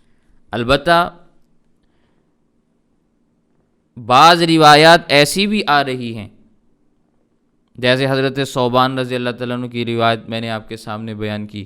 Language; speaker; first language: Urdu; native; Urdu